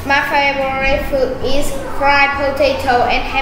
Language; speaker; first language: English; non-native, learner; Vietnamese